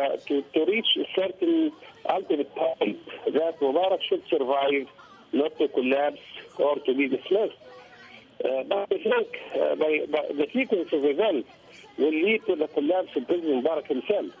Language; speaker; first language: English; non-native, fluent; Arabic